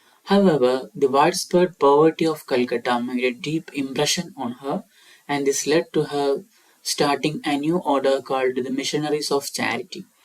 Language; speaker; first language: English; non-native, local second language; Malayalam